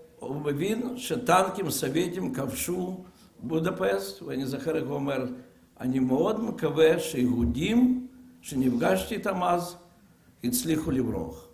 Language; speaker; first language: Hebrew; non-native, fluent; Russian